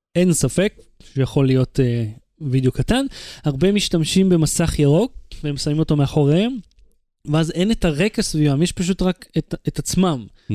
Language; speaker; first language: Hebrew; native; Hebrew